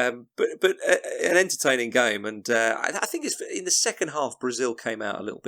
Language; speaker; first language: English; native; English